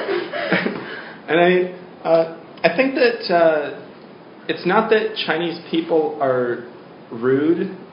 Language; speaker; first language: English; native; English